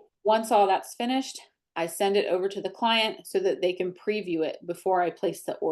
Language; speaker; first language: English; native; English